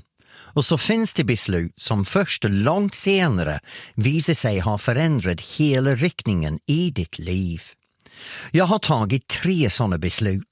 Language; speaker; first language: Swedish; non-native, fluent; English